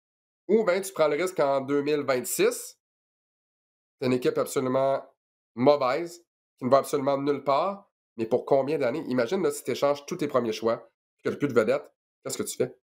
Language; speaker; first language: French; native; French